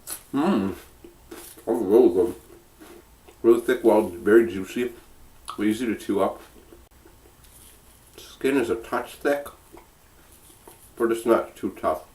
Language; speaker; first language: English; native; English